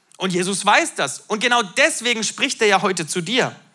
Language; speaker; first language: German; native; German